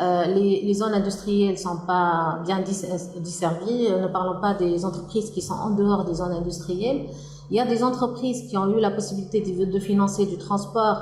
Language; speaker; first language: French; non-native, local second language; Arabic